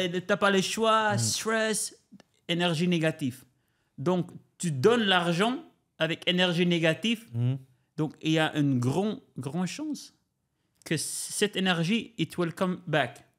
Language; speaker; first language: French; non-native, learner; Albanian